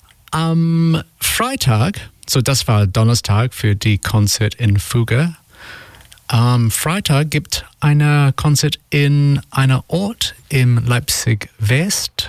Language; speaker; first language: German; non-native, learner; English